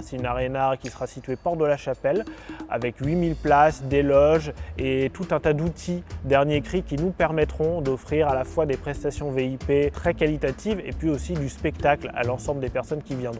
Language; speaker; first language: French; native; French